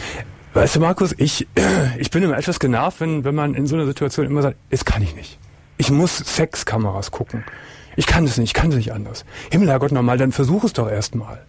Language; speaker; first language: German; native; German